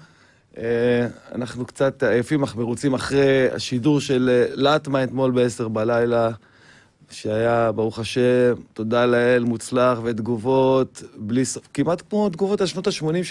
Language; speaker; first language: Hebrew; native; Hebrew